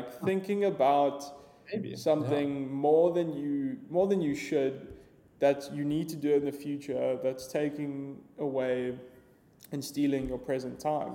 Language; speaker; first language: English; native; English